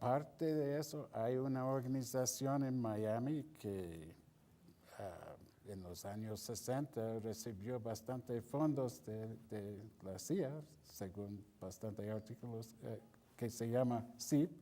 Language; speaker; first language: Spanish; non-native, fluent; English